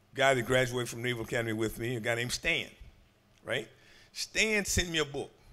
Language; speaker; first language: English; native; English